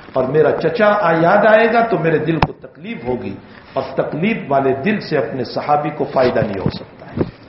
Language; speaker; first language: Urdu; native; Urdu